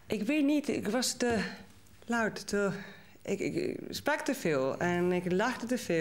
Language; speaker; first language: Dutch; non-native, learner; Spanish